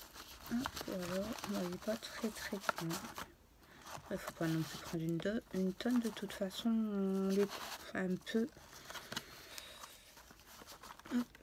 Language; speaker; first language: French; native; French